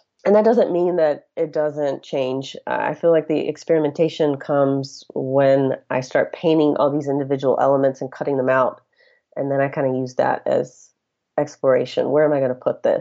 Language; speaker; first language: English; native; English